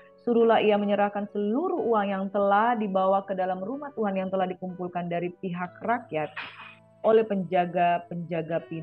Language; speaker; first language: Indonesian; native; Indonesian